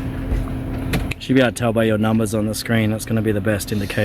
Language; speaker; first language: English; native; English